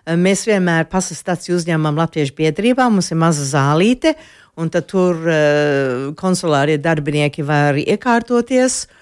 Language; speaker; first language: Latvian; early bilingual, heritage; Latvian